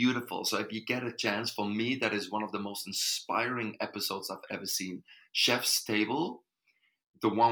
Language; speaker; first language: English; non-native, fluent; Dutch